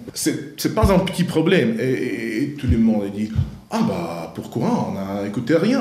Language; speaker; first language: French; non-native, fluent; Ukrainian